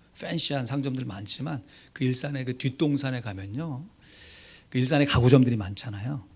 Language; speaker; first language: Korean; native; Korean